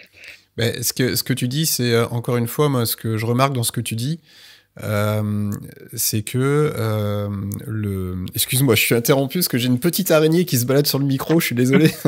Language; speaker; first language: French; native; French